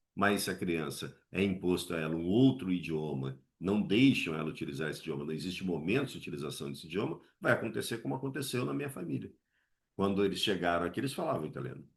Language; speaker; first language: Portuguese; native; Portuguese